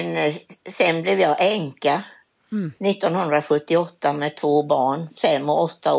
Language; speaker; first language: Swedish; native; Swedish